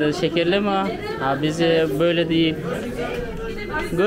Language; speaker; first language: Turkish; non-native, learner; Kazakh